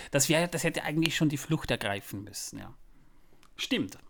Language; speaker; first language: German; native; German